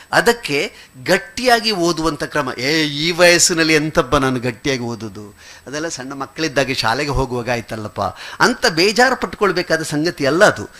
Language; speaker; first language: Kannada; non-native, local second language; Malayalam